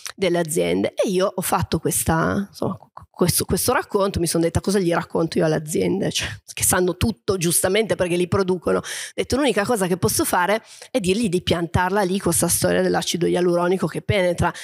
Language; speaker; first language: Italian; native; Italian